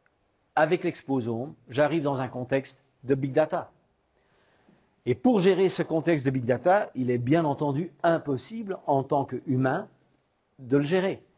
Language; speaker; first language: French; native; French